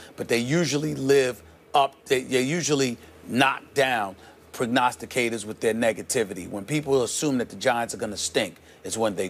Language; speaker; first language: English; native; English